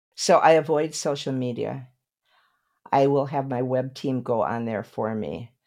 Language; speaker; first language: English; native; English